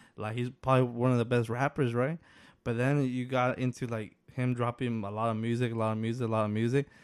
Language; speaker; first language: English; early bilingual, other home language; Spanish